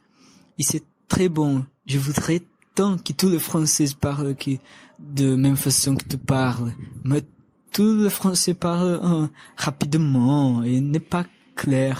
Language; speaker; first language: French; non-native, learner; Portuguese